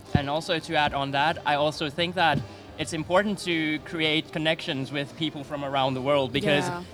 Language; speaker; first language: English; non-native, fluent; Thai